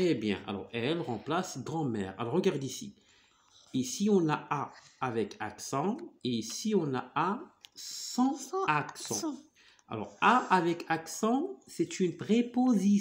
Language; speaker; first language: French; non-native, local second language; Arabic